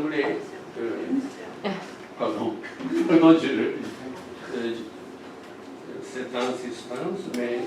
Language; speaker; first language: French; non-native, fluent; Japanese